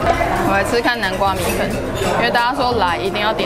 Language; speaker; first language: Chinese; native; Chinese